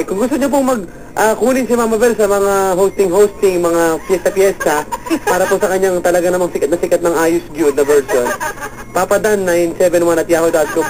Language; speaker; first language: Filipino; native; Filipino